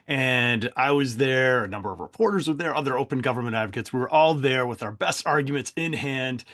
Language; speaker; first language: English; native; English